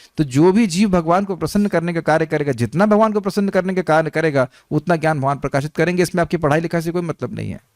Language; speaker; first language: Hindi; native; Hindi